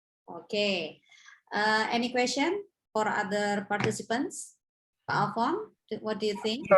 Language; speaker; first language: English; non-native, fluent; Indonesian